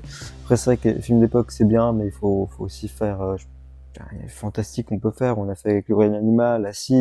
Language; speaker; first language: French; native; French